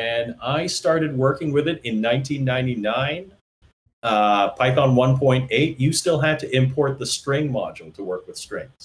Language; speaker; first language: English; native; English